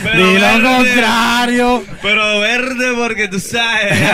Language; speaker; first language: Spanish; early bilingual, heritage; Spanish